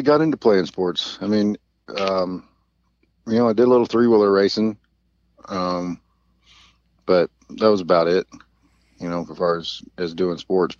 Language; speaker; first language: English; native; English